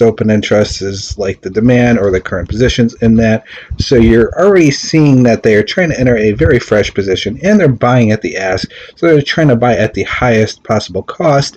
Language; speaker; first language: English; native; English